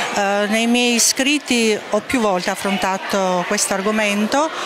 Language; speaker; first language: Italian; non-native, fluent; Albanian